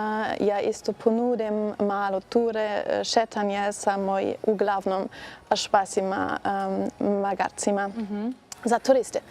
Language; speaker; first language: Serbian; non-native, learner; German